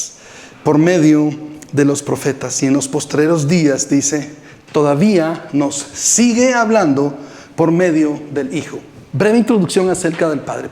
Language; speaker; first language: Spanish; native; Spanish